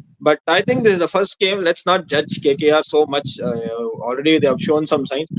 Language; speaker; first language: English; non-native, local second language; Tamil